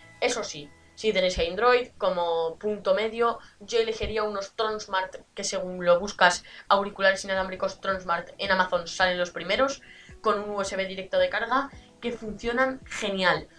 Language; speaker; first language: Spanish; native; Spanish